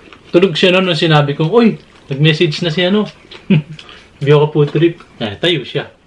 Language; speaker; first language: Filipino; native; Filipino